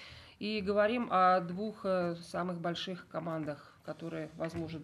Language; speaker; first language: Russian; native; Russian